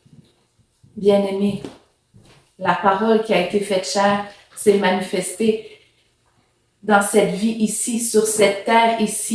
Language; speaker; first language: French; native; French